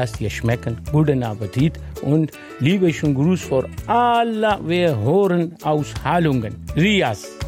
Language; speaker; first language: German; non-native, learner; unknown